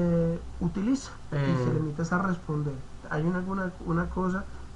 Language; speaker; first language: Spanish; native; Spanish